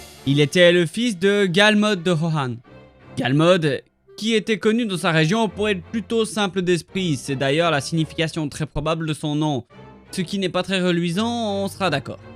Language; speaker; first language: French; native; French